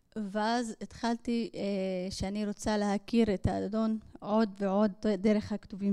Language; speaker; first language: Hebrew; non-native, local second language; Arabic